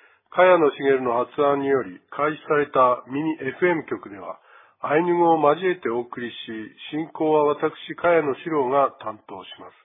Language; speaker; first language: Japanese; native; Japanese